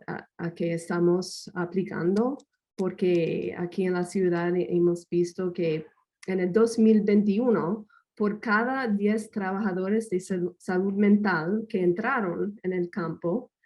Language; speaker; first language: Spanish; non-native, fluent; English